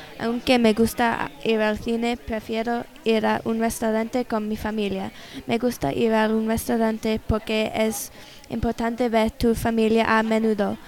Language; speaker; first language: Spanish; non-native, learner; English